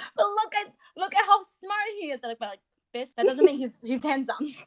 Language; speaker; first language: English; non-native, fluent; Chinese